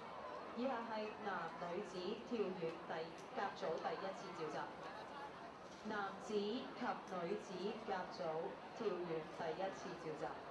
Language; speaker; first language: Chinese; native; Chinese